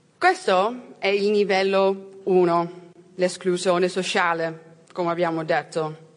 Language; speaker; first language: Italian; non-native, learner; Dutch